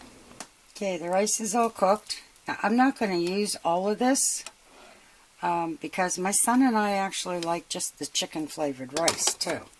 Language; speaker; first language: English; native; English